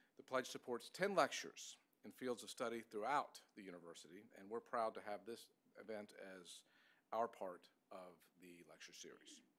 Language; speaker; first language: English; native; English